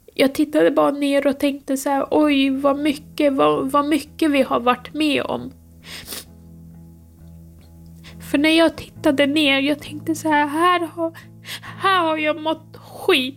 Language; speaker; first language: Swedish; early bilingual, other home language; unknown